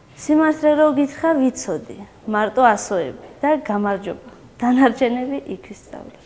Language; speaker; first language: Georgian; non-native, local second language; Armenian